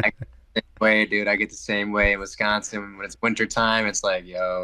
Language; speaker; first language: English; native; English